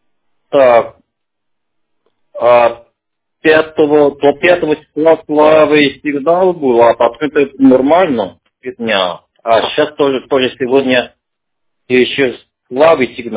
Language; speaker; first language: Russian; non-native, learner; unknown